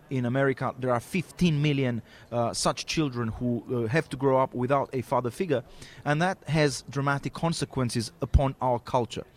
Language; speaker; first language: English; non-native, fluent; Romanian